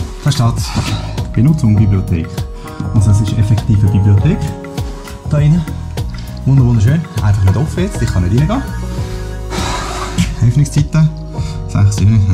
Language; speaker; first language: German; native; German